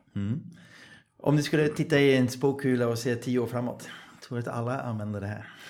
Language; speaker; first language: Swedish; non-native, fluent; Dutch